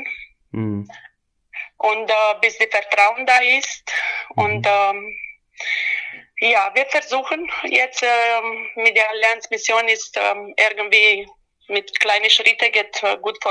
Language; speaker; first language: German; non-native, learner; Romanian